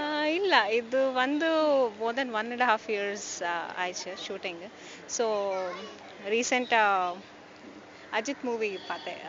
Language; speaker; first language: Tamil; non-native, learner; Kannada